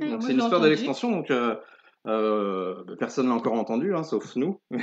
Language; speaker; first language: French; native; French